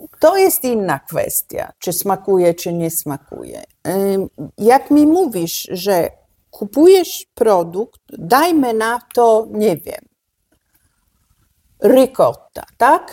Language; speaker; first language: Polish; non-native, fluent; Italian